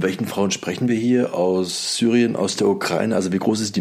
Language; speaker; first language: German; native; German